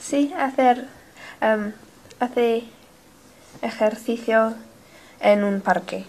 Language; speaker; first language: Spanish; non-native, learner; English